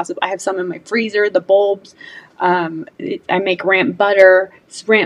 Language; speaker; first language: English; native; English